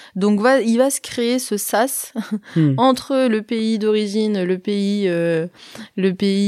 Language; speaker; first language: French; early bilingual, other home language; Arabic